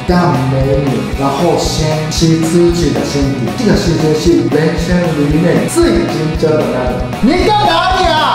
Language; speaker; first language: Chinese; non-native, fluent; Japanese